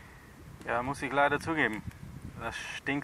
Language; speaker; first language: German; non-native, fluent; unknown